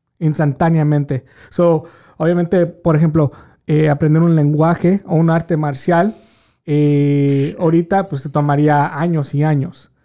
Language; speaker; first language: Spanish; early bilingual, heritage; Spanish